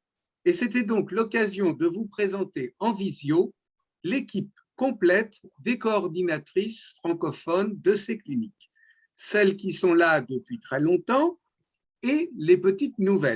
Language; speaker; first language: French; native; French